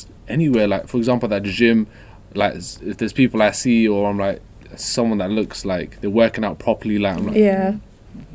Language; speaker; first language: English; native; English